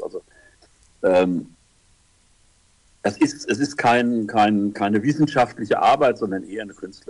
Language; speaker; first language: German; native; German